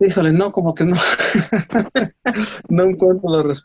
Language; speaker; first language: Spanish; native; Spanish